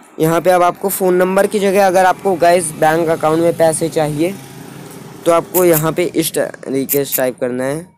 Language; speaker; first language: Hindi; native; Hindi